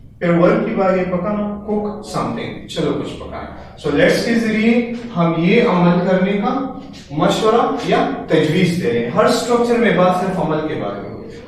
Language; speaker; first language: Urdu; non-native, local second language; Pashto